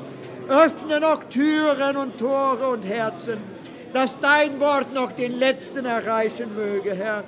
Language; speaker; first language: German; non-native, fluent; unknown